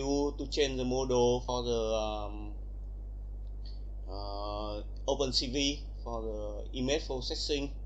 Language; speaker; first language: English; non-native, learner; Vietnamese